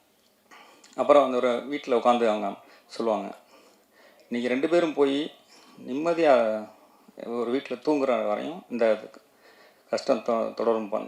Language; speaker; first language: Tamil; native; Tamil